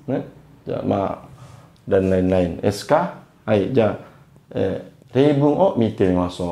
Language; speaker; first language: Japanese; non-native, learner; Indonesian